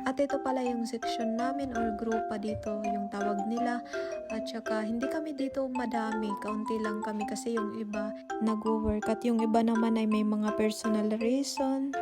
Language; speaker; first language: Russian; non-native, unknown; Waray